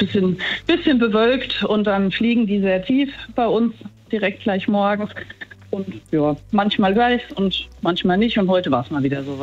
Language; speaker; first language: German; native; German